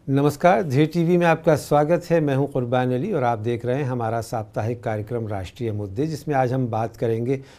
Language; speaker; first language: Hindi; native; Hindi